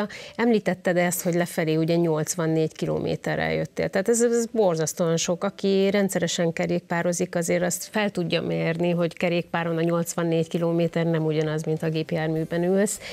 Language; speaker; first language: Hungarian; native; Hungarian